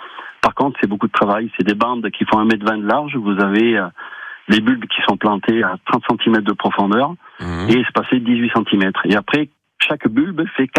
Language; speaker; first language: French; native; French